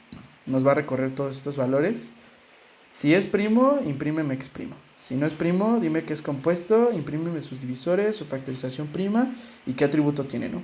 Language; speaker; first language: Spanish; native; Spanish